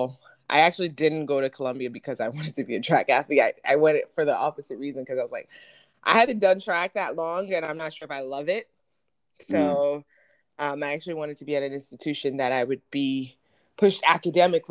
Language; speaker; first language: English; non-native, local second language; Akan